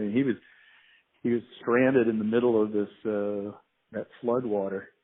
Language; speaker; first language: English; native; English